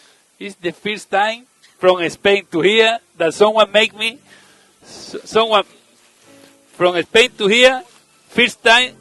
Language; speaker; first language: English; non-native, learner; Spanish